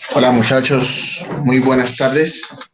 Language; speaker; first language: Spanish; native; Spanish